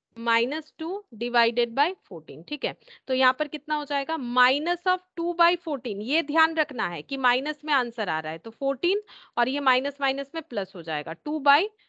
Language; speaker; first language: Hindi; native; Hindi